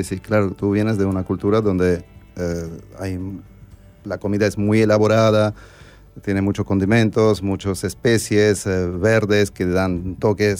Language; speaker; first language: Spanish; non-native, fluent; Armenian